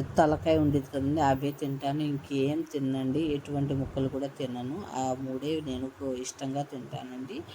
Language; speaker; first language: Telugu; non-native, local second language; Urdu